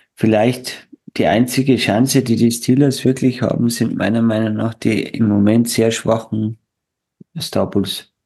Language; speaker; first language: German; native; German